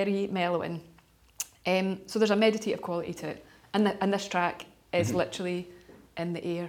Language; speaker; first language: English; native; English